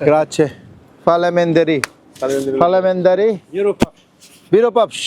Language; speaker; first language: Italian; non-native, learner; Bangla